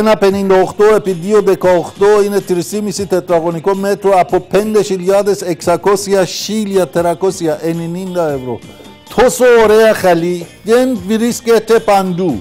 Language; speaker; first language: Greek; non-native, fluent; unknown